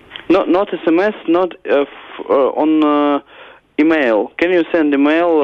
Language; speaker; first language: English; non-native, learner; Russian